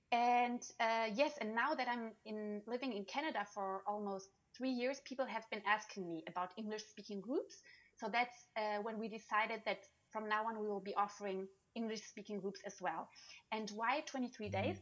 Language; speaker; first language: English; non-native, fluent; German